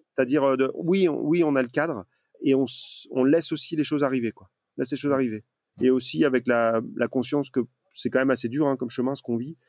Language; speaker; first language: French; native; French